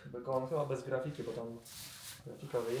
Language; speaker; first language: Polish; native; Polish